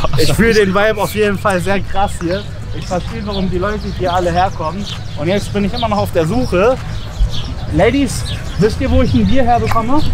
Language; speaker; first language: German; native; German